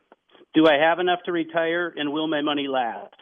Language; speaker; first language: English; native; English